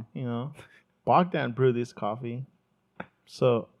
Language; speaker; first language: English; early bilingual, other home language; Spanish